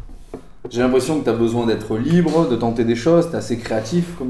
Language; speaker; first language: French; native; French